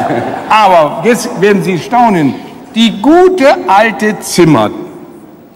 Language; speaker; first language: German; native; German